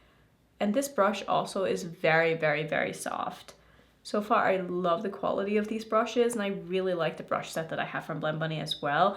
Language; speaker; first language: English; native; English